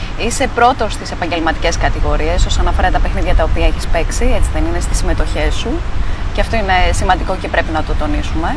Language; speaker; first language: Greek; native; Greek